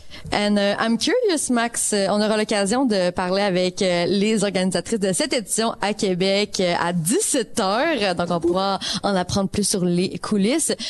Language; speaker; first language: French; native; French